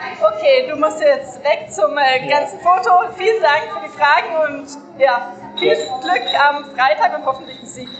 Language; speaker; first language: German; native; German